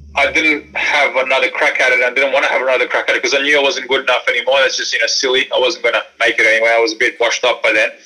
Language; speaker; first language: English; early bilingual, other home language; Croatian